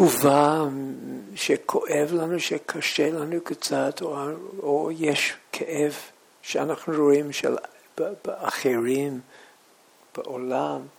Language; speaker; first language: Hebrew; non-native, fluent; English